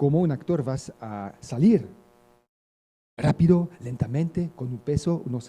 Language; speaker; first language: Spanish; non-native, learner; French